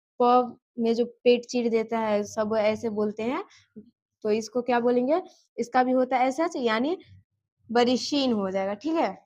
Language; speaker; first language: Hindi; native; Hindi